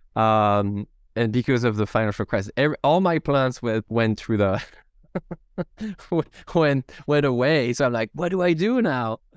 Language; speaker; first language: English; non-native, fluent; French